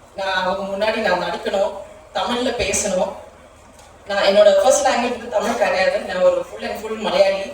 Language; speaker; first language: Tamil; non-native, local second language; Malayalam